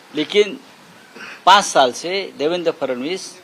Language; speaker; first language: Hindi; non-native, local second language; Marathi